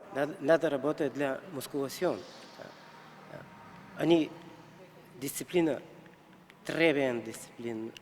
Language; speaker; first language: Russian; non-native, learner; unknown